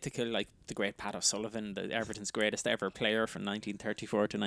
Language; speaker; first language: English; native; English